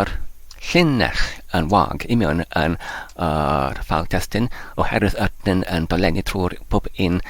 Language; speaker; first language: Welsh; non-native, learner; English